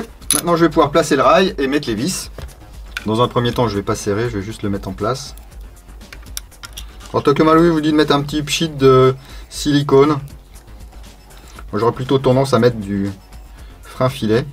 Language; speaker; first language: French; native; French